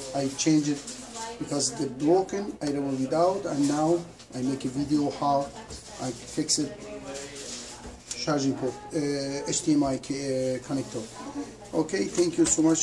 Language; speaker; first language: English; non-native, learner; Persian